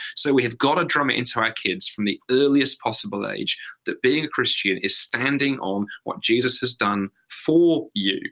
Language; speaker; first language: English; native; English